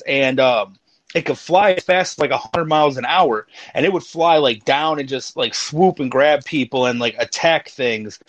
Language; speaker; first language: English; native; English